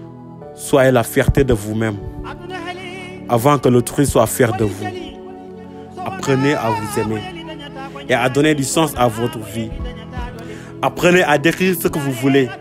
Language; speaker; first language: French; non-native, local second language; Wolof